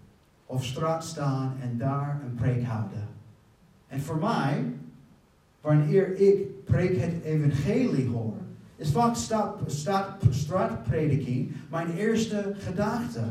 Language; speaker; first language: Dutch; non-native, fluent; English